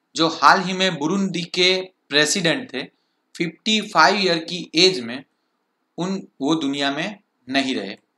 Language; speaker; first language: Hindi; non-native, local second language; Gujarati